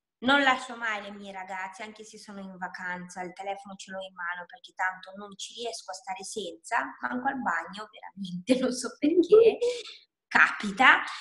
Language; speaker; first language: Italian; non-native, fluent; Romanian